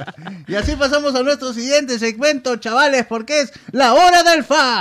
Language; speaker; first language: Spanish; native; Spanish